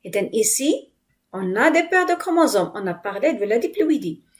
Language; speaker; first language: French; non-native, local second language; Arabic